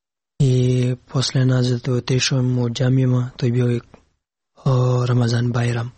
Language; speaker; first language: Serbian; non-native, learner; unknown